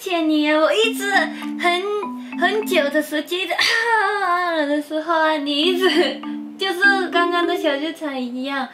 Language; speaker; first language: Chinese; non-native, learner; Japanese